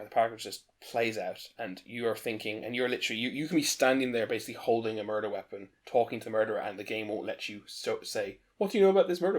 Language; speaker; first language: English; native; English